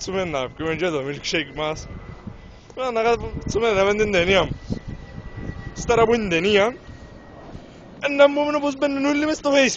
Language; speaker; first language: Greek; native; Greek